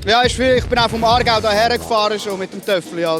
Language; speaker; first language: German; native; German